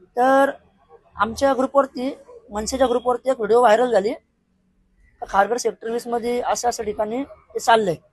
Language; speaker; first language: Marathi; native; Marathi